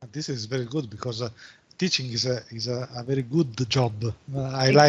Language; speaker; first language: English; non-native, learner; Italian